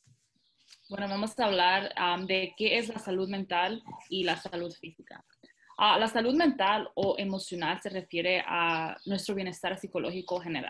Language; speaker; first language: Spanish; early bilingual, heritage; Spanish